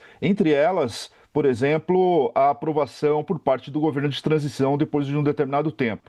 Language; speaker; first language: Portuguese; native; Portuguese